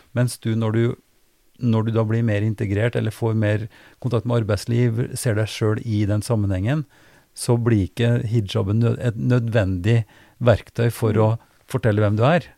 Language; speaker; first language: Norwegian; native; Norwegian